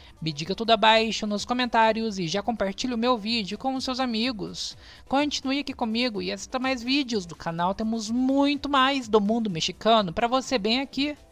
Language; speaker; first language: Portuguese; native; Portuguese